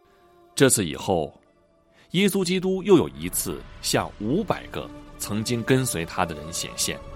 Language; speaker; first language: Chinese; native; Chinese